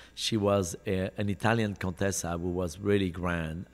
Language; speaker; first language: English; non-native, fluent; French